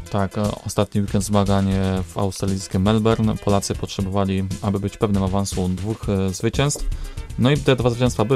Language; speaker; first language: Polish; native; Polish